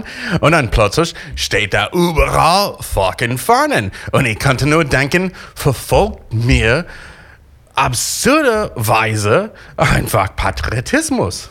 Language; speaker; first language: German; non-native, fluent; English